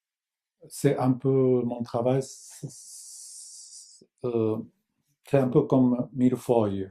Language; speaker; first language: French; non-native, fluent; Japanese